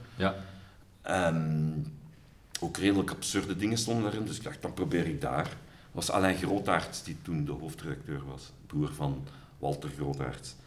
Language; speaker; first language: Dutch; native; Dutch